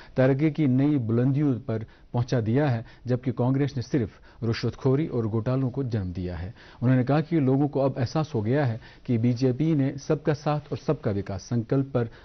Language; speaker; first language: Hindi; non-native, local second language; Kashmiri